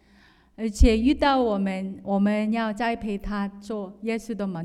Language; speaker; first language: Chinese; non-native, fluent; Korean